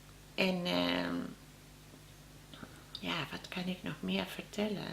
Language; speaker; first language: Dutch; non-native, learner; Spanish